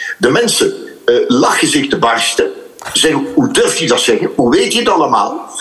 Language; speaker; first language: Dutch; native; Dutch